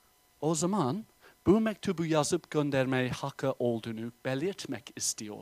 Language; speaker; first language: Turkish; non-native, fluent; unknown